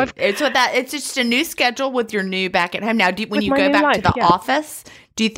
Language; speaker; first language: English; native; English